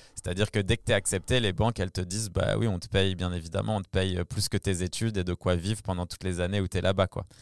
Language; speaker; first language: French; native; French